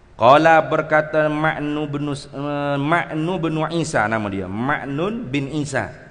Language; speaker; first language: Malay; native; Malay